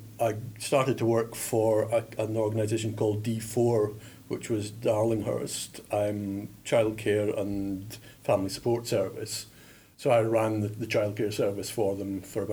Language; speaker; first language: English; native; English